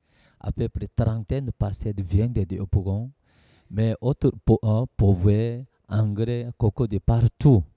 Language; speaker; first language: French; non-native, learner; Korean